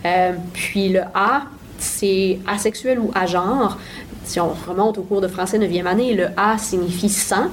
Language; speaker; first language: French; native; French